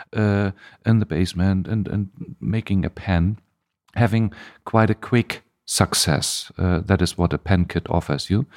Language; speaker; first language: English; non-native, fluent; German